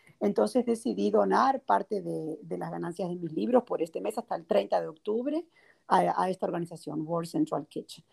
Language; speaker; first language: Spanish; native; Spanish